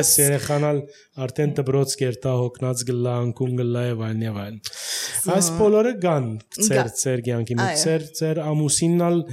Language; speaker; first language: Armenian; early bilingual, heritage; Armenian